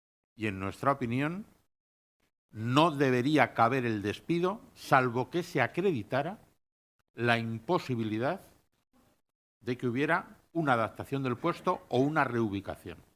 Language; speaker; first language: Spanish; native; Spanish